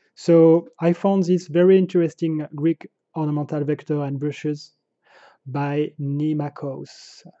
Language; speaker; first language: English; non-native, fluent; French